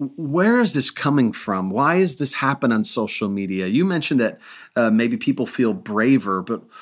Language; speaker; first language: English; native; English